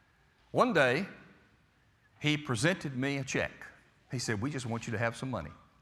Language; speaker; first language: English; native; English